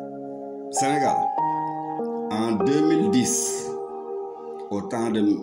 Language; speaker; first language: French; non-native, local second language; Wolof